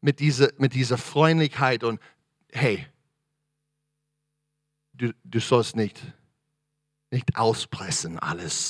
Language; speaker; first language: German; non-native, fluent; English